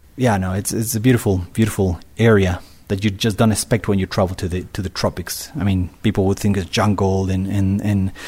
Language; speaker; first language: English; non-native, fluent; Spanish